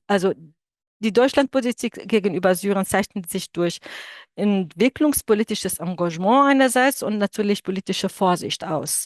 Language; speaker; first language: German; non-native, fluent; Arabic